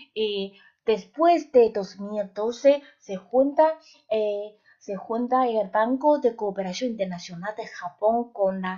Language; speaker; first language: Spanish; non-native, fluent; Chinese